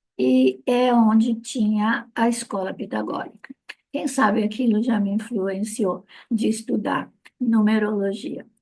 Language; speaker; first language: Portuguese; non-native, fluent; Italian